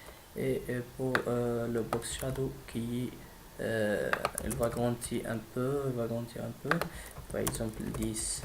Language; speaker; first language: French; non-native, learner; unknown